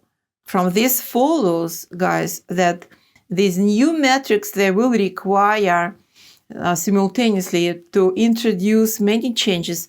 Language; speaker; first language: English; non-native, fluent; Russian